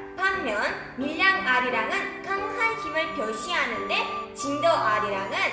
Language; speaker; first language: Korean; non-native, fluent; Uzbek